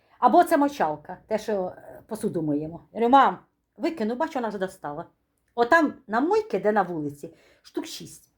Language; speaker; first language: Ukrainian; native; Ukrainian